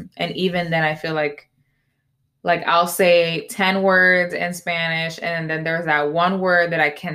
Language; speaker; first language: English; early bilingual, other home language; Spanish